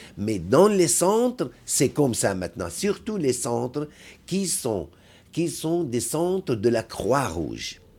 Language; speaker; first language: French; non-native, fluent; Arabic